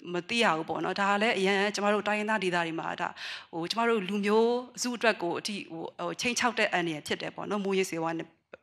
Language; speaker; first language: Burmese; non-native, local second language; Kachin